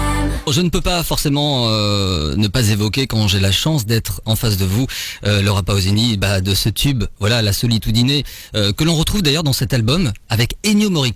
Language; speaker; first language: French; native; French